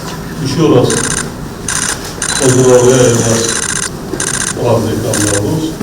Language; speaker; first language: Russian; non-native, local second language; Tajik